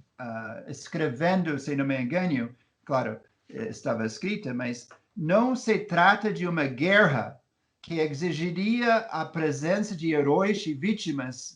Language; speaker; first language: Portuguese; non-native, fluent; English